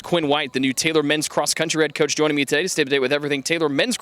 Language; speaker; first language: English; native; English